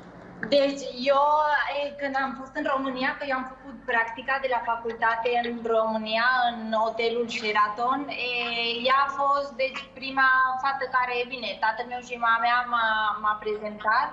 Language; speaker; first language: Romanian; early bilingual, heritage; Spanish